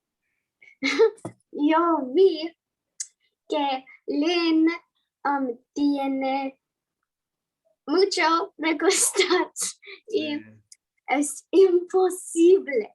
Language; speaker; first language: Spanish; non-native, learner; English